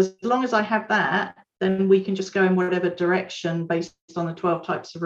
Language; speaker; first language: English; native; English